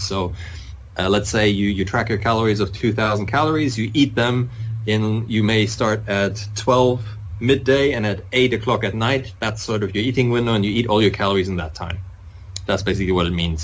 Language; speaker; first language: English; non-native, fluent; German